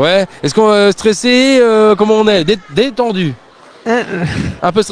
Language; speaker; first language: French; native; French